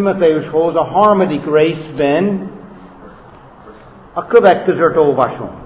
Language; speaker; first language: Hungarian; non-native, fluent; English